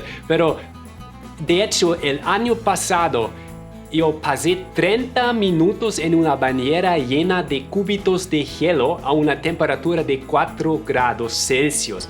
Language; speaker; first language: Spanish; non-native, fluent; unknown